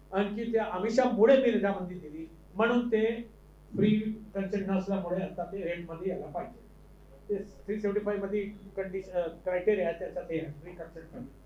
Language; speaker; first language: Marathi; non-native, local second language; Urdu